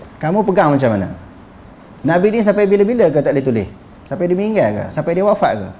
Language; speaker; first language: Malay; native; Malay